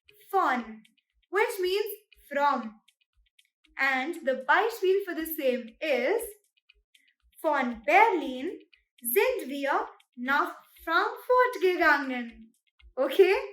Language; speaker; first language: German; non-native, learner; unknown